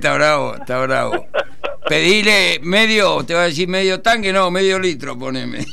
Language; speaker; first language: Spanish; native; Spanish